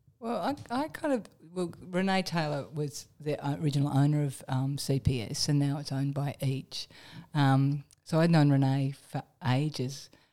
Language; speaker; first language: English; native; English